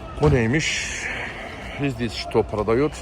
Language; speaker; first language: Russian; non-native, learner; Turkish